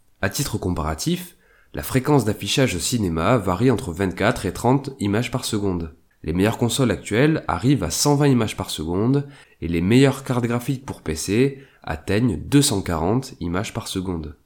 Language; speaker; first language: French; native; French